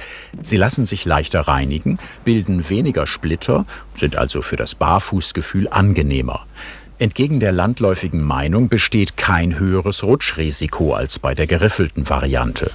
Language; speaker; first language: German; native; German